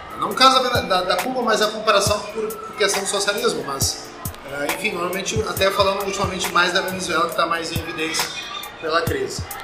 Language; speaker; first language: Portuguese; native; Portuguese